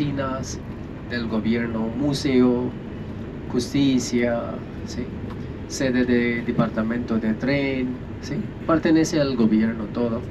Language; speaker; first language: Spanish; non-native, fluent; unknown